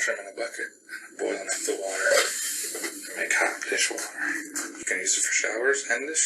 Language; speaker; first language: English; native; English